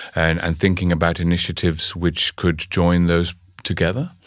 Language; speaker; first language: English; native; English